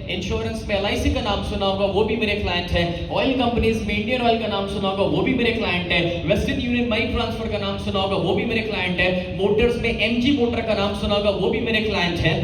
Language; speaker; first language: Hindi; non-native, local second language; Gujarati